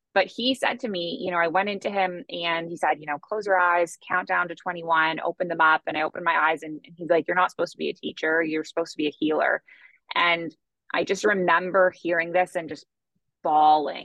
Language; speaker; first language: English; native; English